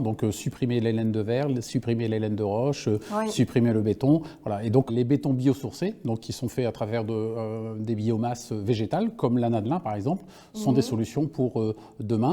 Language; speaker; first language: French; native; French